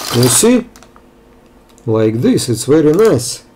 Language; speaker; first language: English; non-native, fluent; Russian